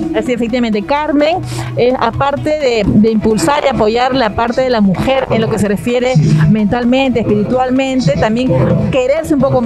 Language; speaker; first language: Spanish; native; Spanish